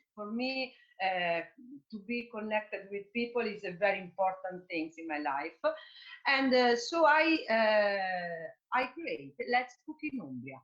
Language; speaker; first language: English; non-native, fluent; Italian